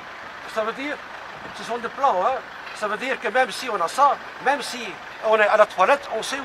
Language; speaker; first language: French; non-native, local second language; Dutch